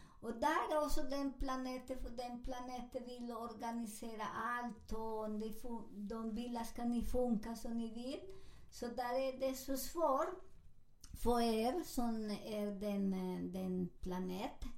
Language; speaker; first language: Swedish; non-native, learner; Spanish